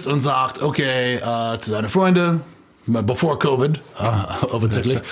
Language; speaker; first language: German; non-native, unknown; English